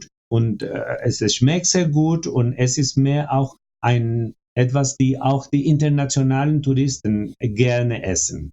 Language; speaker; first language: German; non-native, fluent; Spanish